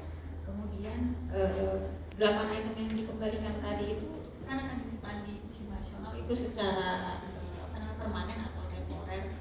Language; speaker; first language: Indonesian; native; Indonesian